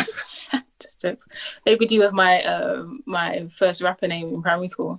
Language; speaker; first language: English; native; English